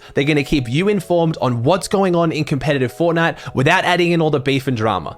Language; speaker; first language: English; native; English